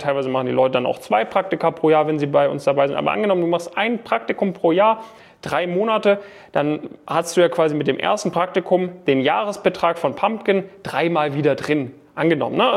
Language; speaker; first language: German; native; German